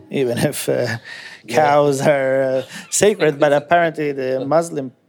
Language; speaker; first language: English; non-native, fluent; Italian